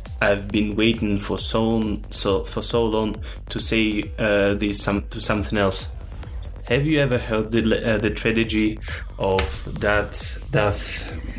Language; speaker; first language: English; non-native, fluent; Russian